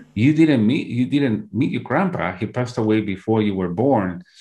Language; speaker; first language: English; non-native, fluent; Spanish